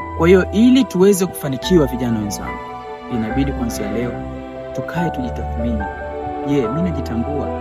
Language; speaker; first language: Swahili; native; Swahili